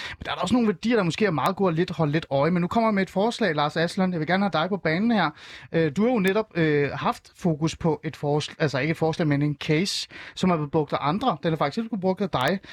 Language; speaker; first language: Danish; early bilingual, other home language; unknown